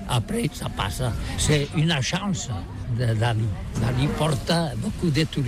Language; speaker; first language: French; non-native, learner; Catalan